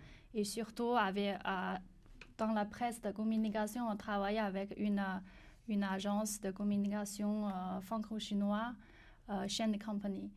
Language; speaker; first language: French; non-native, learner; Chinese